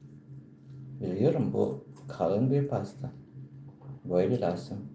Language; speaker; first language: Turkish; non-native, learner; Filipino